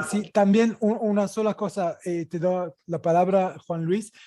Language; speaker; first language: Spanish; non-native, fluent; Italian